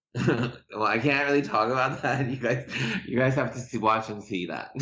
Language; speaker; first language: English; early bilingual, other home language; Persian